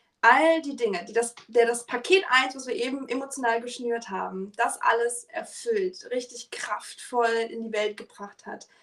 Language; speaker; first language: German; native; German